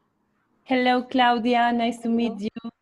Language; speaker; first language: English; non-native, learner; Spanish